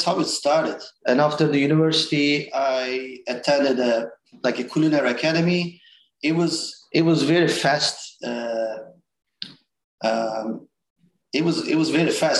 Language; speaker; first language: English; non-native, fluent; Turkish